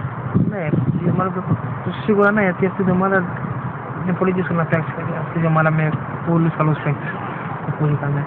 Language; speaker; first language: Greek; non-native, learner; Portuguese